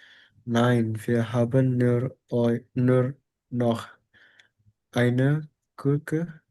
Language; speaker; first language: German; non-native, learner; Indonesian